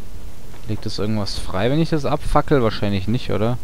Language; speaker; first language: German; native; German